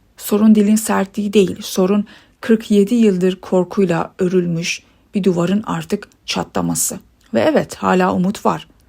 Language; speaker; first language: Turkish; early bilingual, other home language; Persian